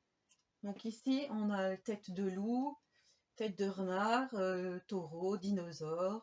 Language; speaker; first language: French; native; French